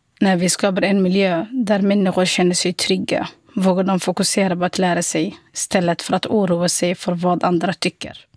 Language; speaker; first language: Swedish; non-native, fluent; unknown